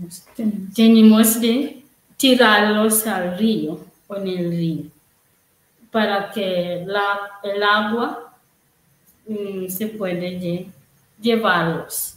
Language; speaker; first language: Spanish; non-native, learner; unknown